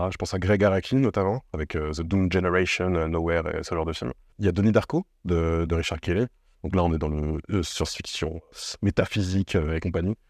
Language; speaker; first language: French; native; French